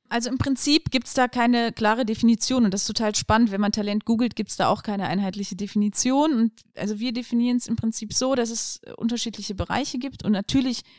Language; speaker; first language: German; native; German